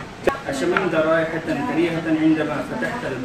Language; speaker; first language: Arabic; non-native, learner; Urdu